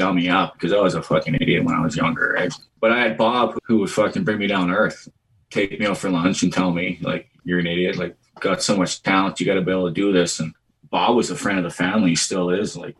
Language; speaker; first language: English; native; English